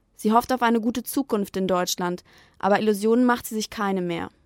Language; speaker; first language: German; native; German